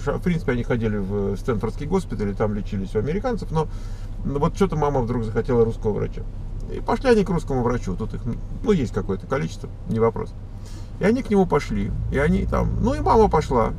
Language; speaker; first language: Russian; native; Russian